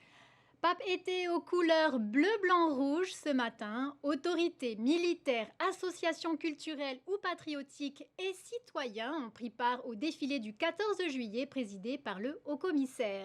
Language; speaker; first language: French; native; French